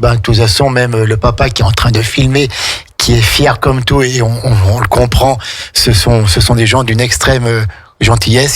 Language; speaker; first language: French; native; French